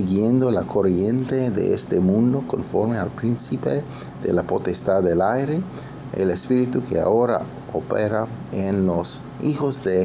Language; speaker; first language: Spanish; non-native, fluent; English